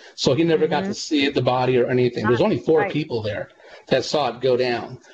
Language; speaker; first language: English; native; English